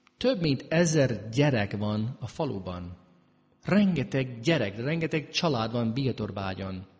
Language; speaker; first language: Hungarian; early bilingual, heritage; Hungarian